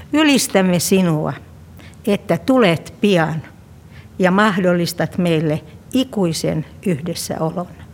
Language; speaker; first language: Finnish; native; Finnish